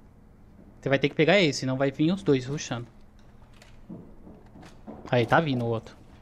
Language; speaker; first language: Portuguese; native; Portuguese